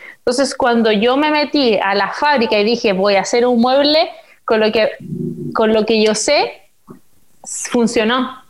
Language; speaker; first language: Spanish; native; Spanish